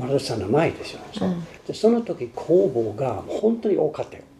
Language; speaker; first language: Japanese; non-native, fluent; English